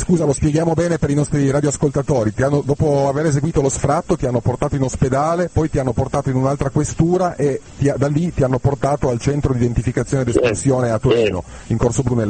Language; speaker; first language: Italian; native; Italian